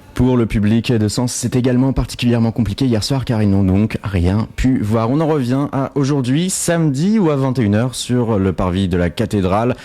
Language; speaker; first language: French; native; French